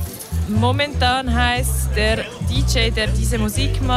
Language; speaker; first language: German; native; German